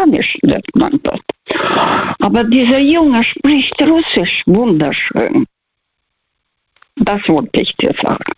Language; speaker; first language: German; non-native, fluent; Russian